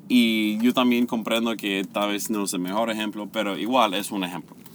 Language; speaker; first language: Spanish; non-native, fluent; English